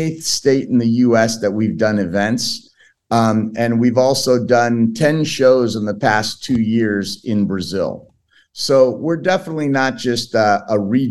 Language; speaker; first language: English; early bilingual, other home language; Portuguese